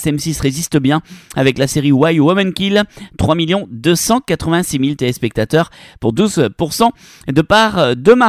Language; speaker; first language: French; native; French